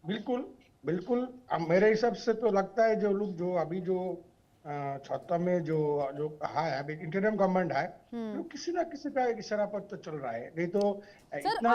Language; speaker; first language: Hindi; non-native, local second language; Bangla